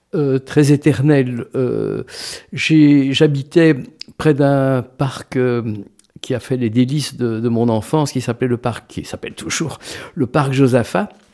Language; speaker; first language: French; native; French